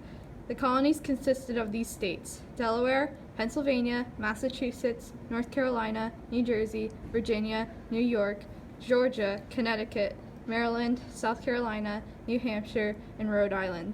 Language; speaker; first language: English; native; English